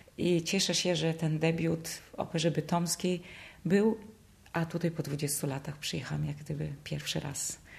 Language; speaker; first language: Polish; early bilingual, heritage; Polish